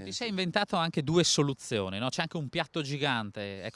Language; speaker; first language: Italian; native; Italian